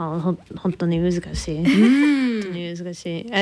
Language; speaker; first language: Japanese; non-native, learner; English